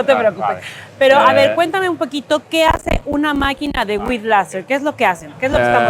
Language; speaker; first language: Spanish; native; Spanish